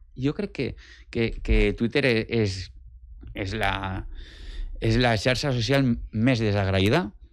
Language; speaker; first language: Catalan; native; Catalan